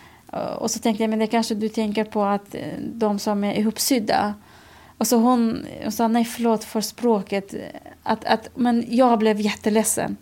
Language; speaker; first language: Swedish; non-native, fluent; Kurdish